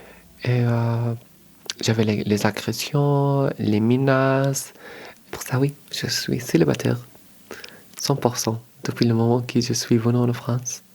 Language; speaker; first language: French; early bilingual, other home language; Arabic